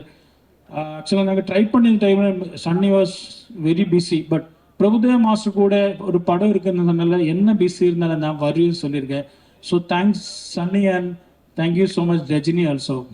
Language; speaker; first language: Tamil; non-native, learner; Malayalam